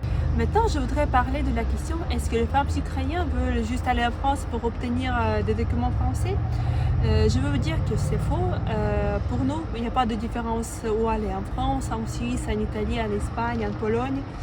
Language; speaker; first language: French; non-native, fluent; Russian